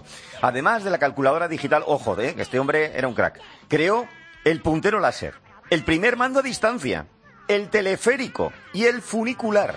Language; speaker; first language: Spanish; native; Spanish